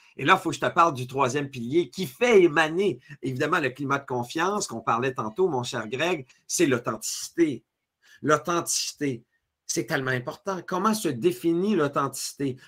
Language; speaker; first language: French; native; French